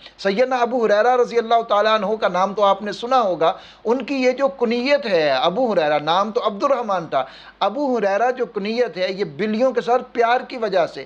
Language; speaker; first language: Urdu; native; Urdu